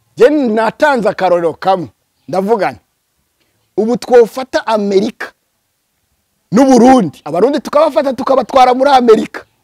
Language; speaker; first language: Rundi; early bilingual, heritage; Rundi